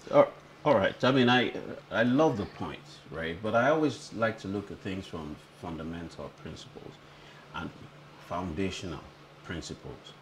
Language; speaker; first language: English; non-native, local second language; Yoruba